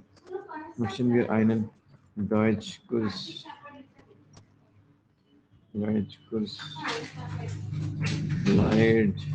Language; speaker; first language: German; non-native, learner; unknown